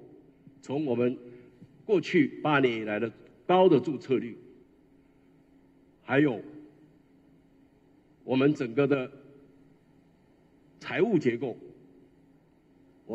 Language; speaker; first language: Chinese; native; Chinese